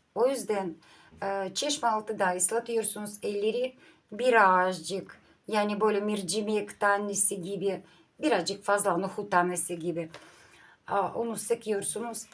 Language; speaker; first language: Turkish; non-native, learner; Russian